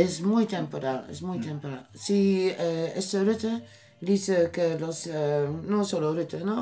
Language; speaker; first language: Spanish; non-native, learner; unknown